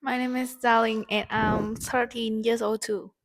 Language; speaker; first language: English; non-native, learner; Vietnamese